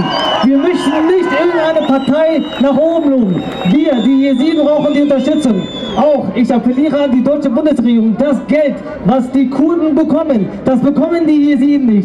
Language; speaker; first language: German; early bilingual, other home language; Kurdish